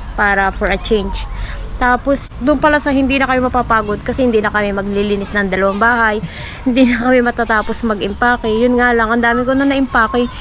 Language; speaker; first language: Filipino; native; Filipino